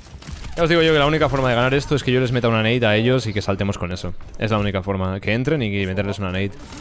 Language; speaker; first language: Spanish; native; Spanish